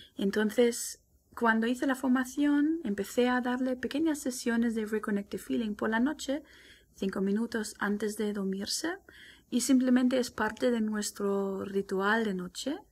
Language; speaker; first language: Spanish; non-native, fluent; German